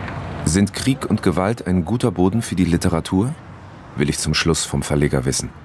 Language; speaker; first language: German; native; German